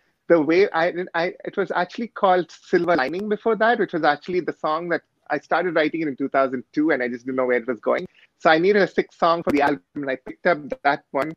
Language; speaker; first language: English; native; English